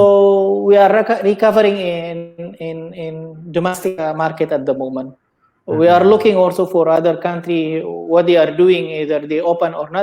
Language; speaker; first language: English; non-native, learner; Indonesian